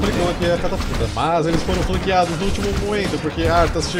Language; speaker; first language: Portuguese; native; Portuguese